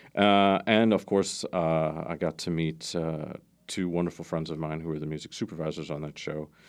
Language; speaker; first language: English; native; English